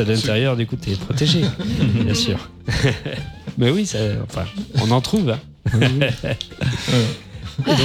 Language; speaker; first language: French; native; French